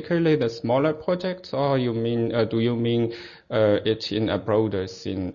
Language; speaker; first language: English; non-native, fluent; Chinese